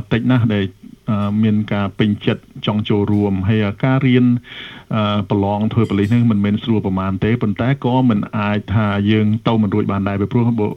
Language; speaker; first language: Khmer; early bilingual, other home language; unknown